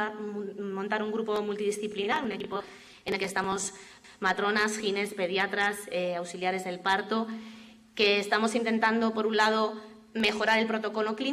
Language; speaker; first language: Spanish; native; Spanish